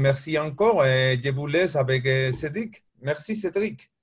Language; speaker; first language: French; non-native, learner; Spanish